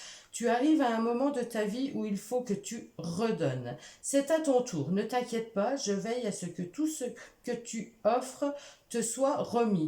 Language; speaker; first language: French; native; French